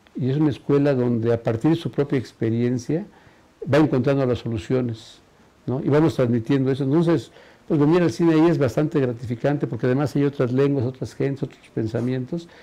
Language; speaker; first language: Spanish; native; Spanish